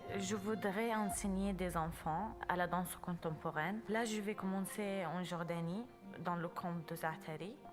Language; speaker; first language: French; non-native, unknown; Arabic